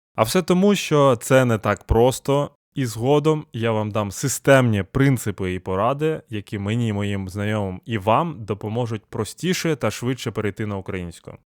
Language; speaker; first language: Ukrainian; non-native, local second language; Russian